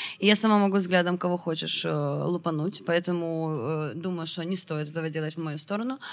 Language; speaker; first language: Russian; native; Russian